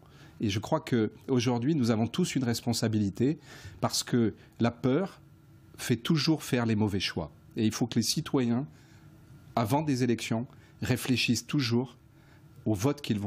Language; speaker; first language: French; native; French